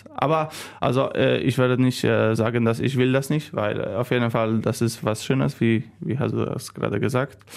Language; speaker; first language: German; non-native, learner; Polish